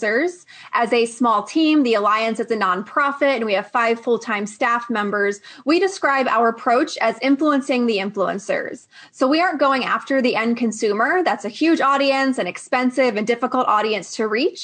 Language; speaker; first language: English; native; English